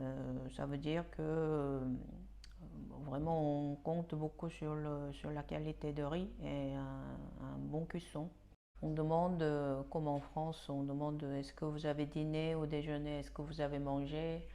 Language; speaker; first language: French; non-native, fluent; Korean